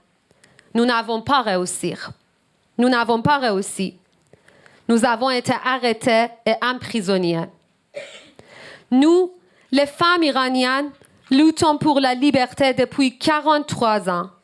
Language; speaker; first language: French; non-native, learner; Persian